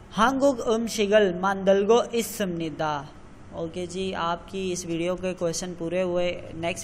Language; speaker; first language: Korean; non-native, learner; Urdu